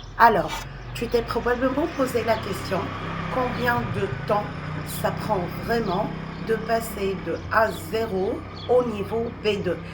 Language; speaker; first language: French; non-native, local second language; Arabic